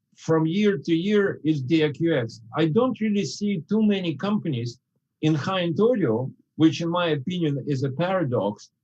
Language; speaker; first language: English; non-native, fluent; Russian